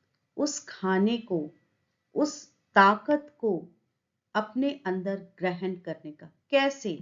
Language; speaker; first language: Hindi; native; Hindi